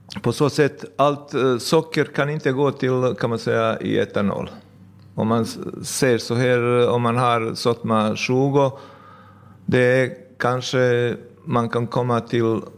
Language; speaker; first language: Swedish; non-native, fluent; Bosnian